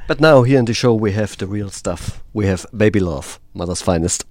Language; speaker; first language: English; non-native, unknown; German